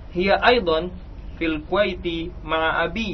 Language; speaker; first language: Arabic; non-native, learner; Indonesian